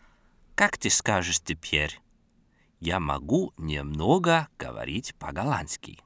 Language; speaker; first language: Russian; non-native, fluent; Dutch